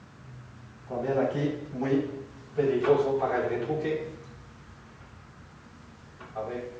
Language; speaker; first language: Spanish; non-native, fluent; French